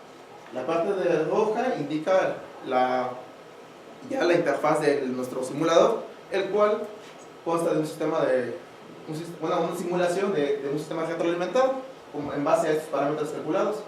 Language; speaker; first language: Spanish; native; Spanish